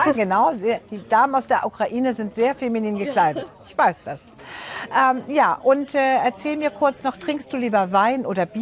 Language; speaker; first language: German; native; German